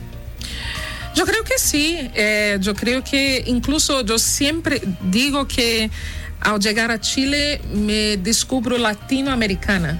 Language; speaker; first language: Spanish; non-native, fluent; Portuguese